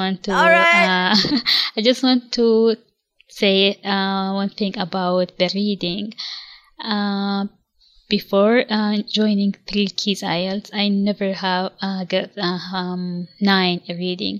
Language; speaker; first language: English; non-native, local second language; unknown